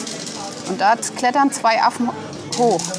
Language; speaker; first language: German; native; German